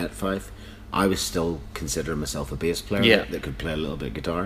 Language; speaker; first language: English; native; English